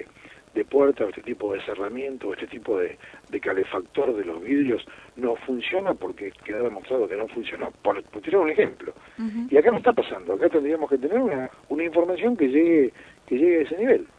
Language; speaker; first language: Spanish; native; Spanish